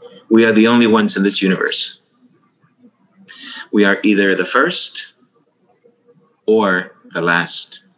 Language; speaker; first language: English; early bilingual, other home language; Spanish